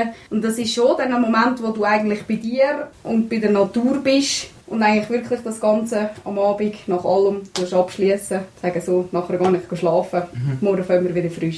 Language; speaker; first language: German; native; German